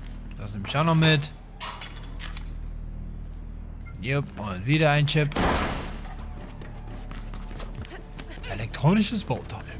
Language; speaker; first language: German; native; German